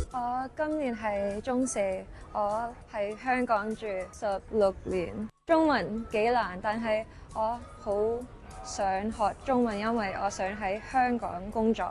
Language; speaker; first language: Cantonese; non-native, local second language; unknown